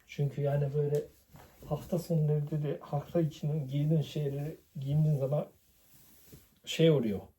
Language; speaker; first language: Turkish; non-native, fluent; Japanese